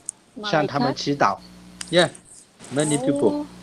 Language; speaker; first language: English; non-native, fluent; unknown